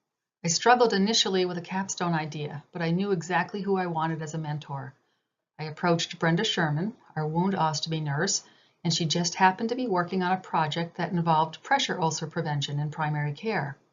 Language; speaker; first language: English; native; English